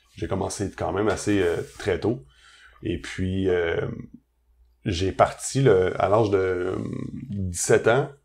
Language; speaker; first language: French; native; French